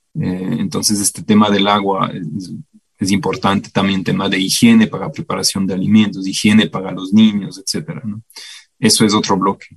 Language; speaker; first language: Spanish; non-native, fluent; French